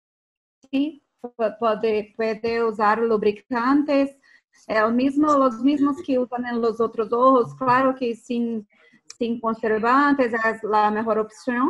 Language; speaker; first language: Spanish; non-native, fluent; Portuguese